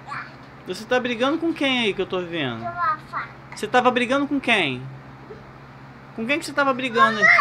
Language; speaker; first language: Portuguese; native; Portuguese